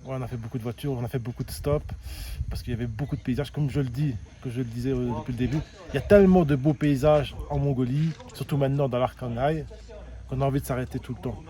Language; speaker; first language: French; native; French